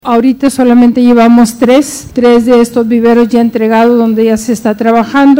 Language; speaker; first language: Spanish; native; Spanish